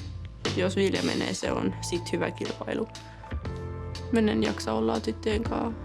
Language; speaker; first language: Finnish; non-native, learner; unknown